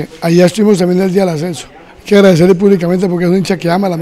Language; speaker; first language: Spanish; native; Spanish